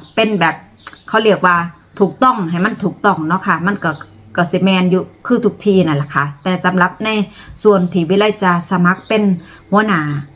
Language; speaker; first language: Thai; native; Thai